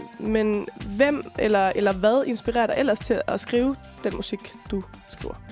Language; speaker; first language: Danish; native; Danish